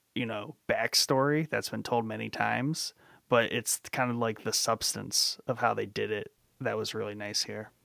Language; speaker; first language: English; native; English